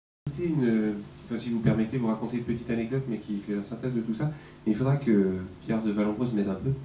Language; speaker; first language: French; native; French